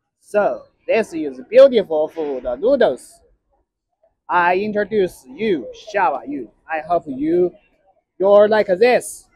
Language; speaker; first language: English; non-native, learner; Chinese